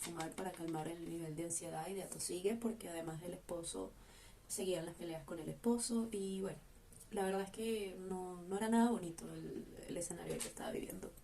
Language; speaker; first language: Spanish; native; Spanish